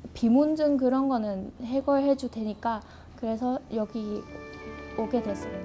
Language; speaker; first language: Korean; non-native, fluent; Vietnamese